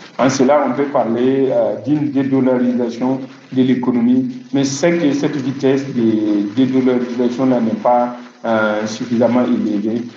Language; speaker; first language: French; non-native, local second language; Mossi